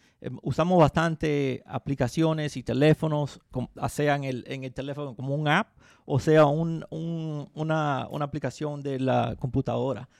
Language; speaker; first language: Spanish; early bilingual, heritage; Spanish